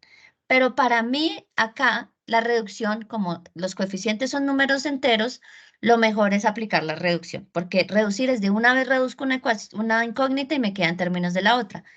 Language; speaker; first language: Spanish; native; Spanish